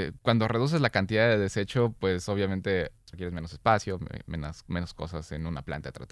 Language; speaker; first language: Spanish; native; Spanish